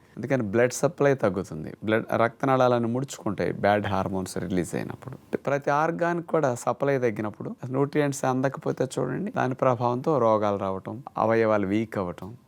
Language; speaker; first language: Telugu; native; Telugu